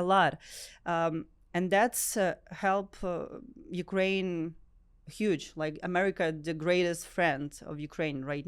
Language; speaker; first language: English; non-native, learner; Ukrainian